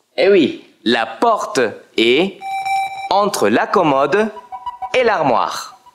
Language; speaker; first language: French; non-native, fluent; Spanish